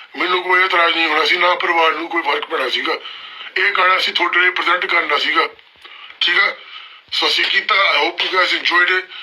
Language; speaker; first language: Punjabi; early bilingual, heritage; Punjabi